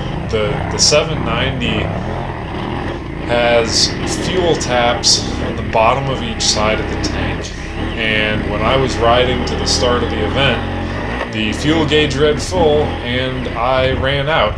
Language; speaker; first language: English; native; English